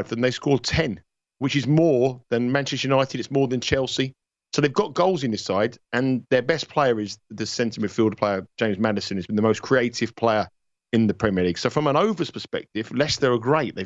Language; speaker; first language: English; native; English